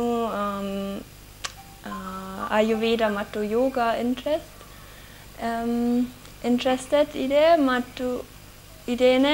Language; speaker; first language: Kannada; non-native, learner; German